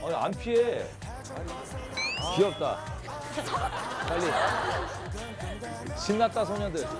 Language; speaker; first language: Korean; native; Korean